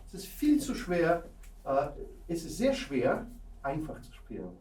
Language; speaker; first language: German; non-native, fluent; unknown